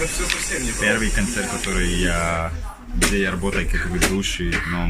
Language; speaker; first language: Russian; non-native, learner; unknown